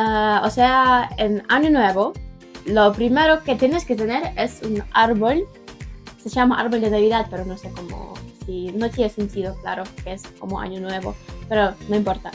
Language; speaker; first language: Spanish; non-native, learner; Ukrainian